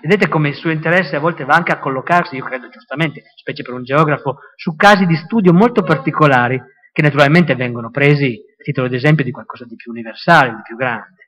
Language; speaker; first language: Italian; native; Italian